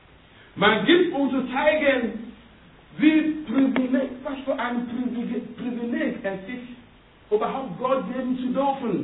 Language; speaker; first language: German; non-native, learner; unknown